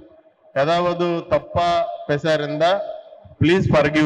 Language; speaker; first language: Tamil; non-native, learner; Telugu